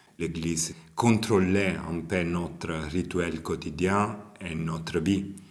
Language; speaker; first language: French; non-native, fluent; Italian